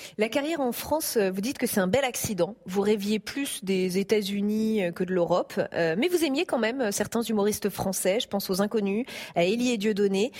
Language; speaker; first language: French; native; French